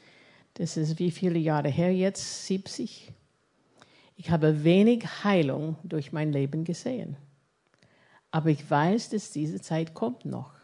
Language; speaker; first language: German; non-native, fluent; English